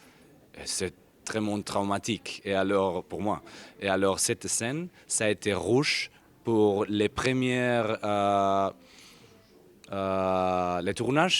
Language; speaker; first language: French; non-native, learner; Spanish